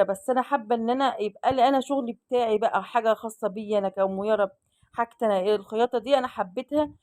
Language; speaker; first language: Arabic; native; Arabic